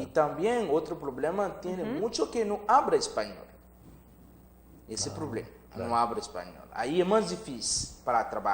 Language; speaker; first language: Spanish; non-native, learner; Haitian Creole